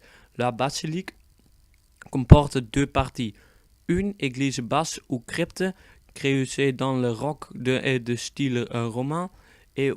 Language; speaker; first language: French; non-native, learner; Dutch